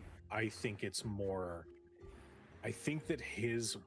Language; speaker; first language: English; native; English